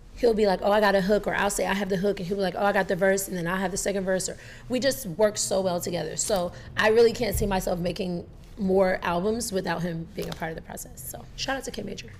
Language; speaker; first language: English; native; English